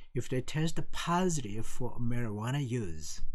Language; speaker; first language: English; non-native, fluent; Korean